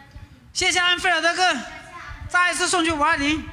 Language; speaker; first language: Chinese; native; Chinese